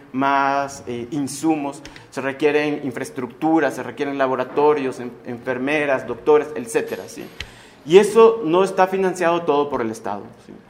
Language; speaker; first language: Spanish; native; Spanish